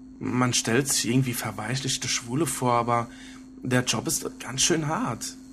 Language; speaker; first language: German; native; German